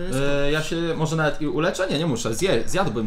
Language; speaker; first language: Polish; native; Polish